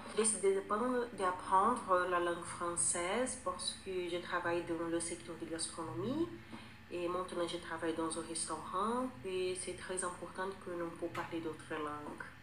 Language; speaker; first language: French; non-native, learner; Portuguese